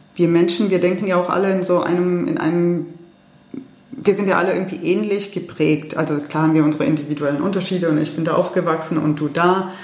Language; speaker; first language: German; early bilingual, heritage; German